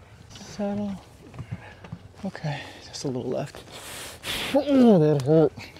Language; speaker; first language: English; early bilingual, other home language; Korean